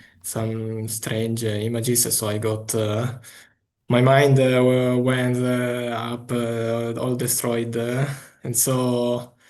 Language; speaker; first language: English; non-native, fluent; Italian